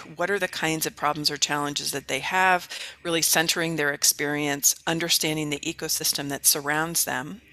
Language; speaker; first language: English; native; English